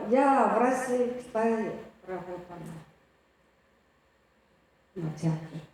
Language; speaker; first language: Russian; non-native, fluent; Mongolian